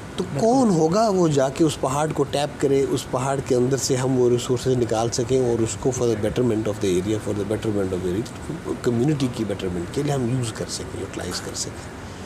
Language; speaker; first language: Urdu; non-native, local second language; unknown